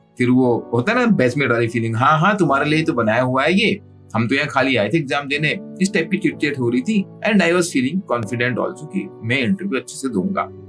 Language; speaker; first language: Hindi; native; Hindi